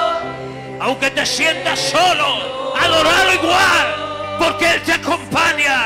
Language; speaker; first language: Spanish; native; Spanish